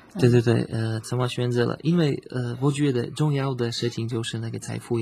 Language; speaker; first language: Chinese; non-native, learner; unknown